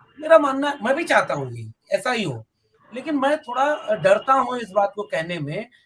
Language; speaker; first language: Hindi; non-native, local second language; Bhojpuri